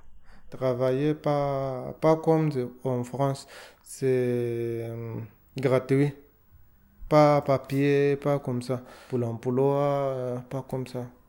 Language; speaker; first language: French; non-native, learner; Arabic